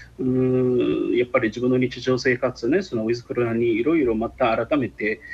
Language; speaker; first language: Japanese; non-native, fluent; Arabic